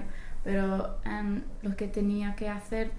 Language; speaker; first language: Spanish; non-native, fluent; English